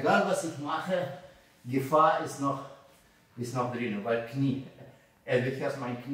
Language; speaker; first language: German; non-native, fluent; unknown